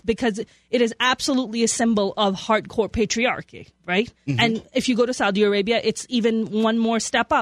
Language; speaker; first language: English; non-native, local second language; Urdu